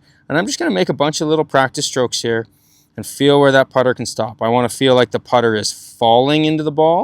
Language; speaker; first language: English; native; English